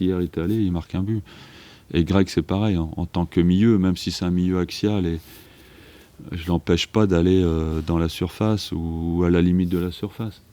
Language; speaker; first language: French; native; French